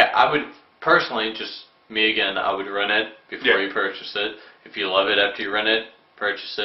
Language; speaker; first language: English; native; English